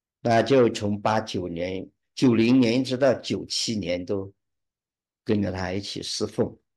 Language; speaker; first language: Chinese; early bilingual, heritage; Chinese